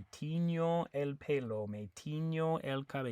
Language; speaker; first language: Spanish; non-native, fluent; English